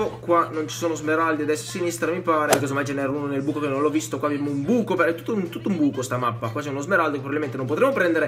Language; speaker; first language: Italian; native; Italian